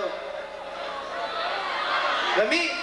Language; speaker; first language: Portuguese; non-native, learner; English